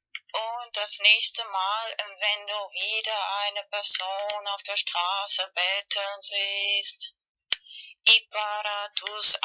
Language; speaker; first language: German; non-native, learner; Spanish